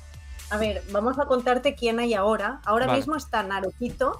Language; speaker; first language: Spanish; native; Spanish